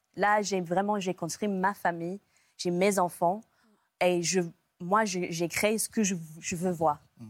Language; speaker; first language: French; non-native, fluent; English